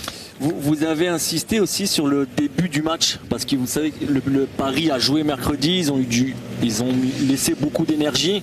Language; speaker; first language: French; native; French